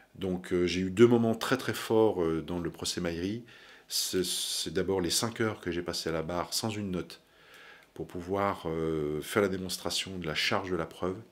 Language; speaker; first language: French; native; French